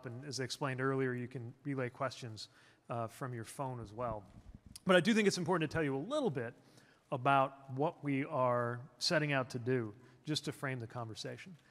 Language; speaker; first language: English; native; English